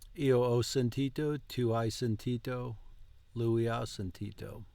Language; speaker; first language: Italian; non-native, learner; English